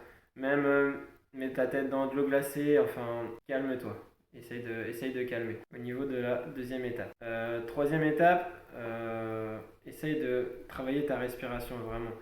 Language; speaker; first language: French; native; French